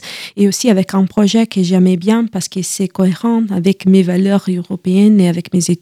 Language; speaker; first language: French; non-native, learner; Italian